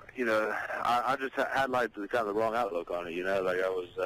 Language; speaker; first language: English; native; English